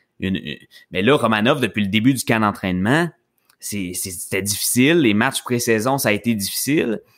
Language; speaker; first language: French; native; French